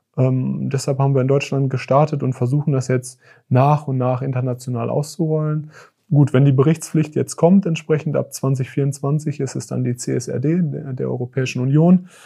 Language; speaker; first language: German; native; German